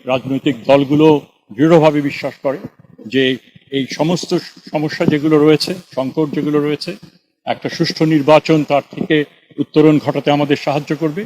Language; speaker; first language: Bangla; native; Bangla